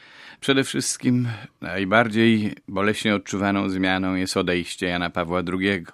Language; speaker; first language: Polish; native; Polish